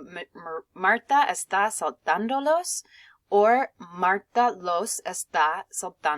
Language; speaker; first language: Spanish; non-native, fluent; English